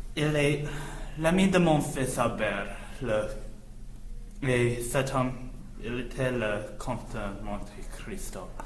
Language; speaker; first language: French; non-native, learner; English